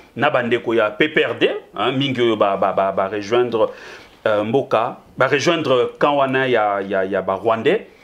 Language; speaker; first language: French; non-native, local second language; Lingala